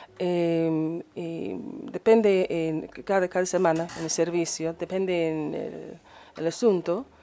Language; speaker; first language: Spanish; non-native, learner; English